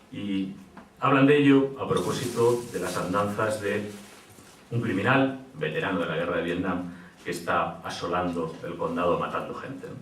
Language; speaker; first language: Spanish; native; Spanish